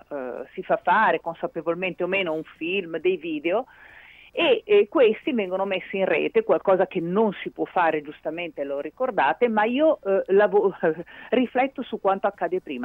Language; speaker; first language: Italian; native; Italian